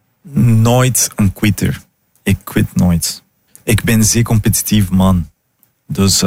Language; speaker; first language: Dutch; non-native, learner; Portuguese